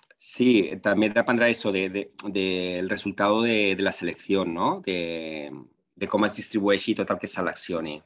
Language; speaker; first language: Spanish; non-native, local second language; Catalan